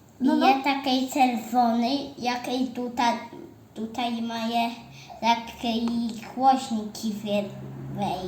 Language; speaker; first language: Polish; early bilingual, heritage; Ukrainian